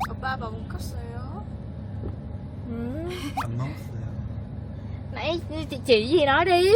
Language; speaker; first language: Korean; non-native, learner; Vietnamese